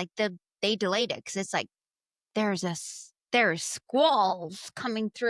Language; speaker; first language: English; native; English